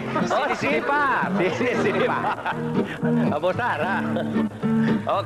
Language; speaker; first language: Spanish; non-native, learner; Filipino